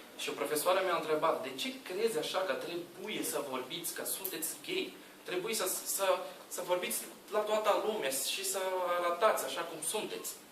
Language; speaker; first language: Romanian; non-native, learner; Portuguese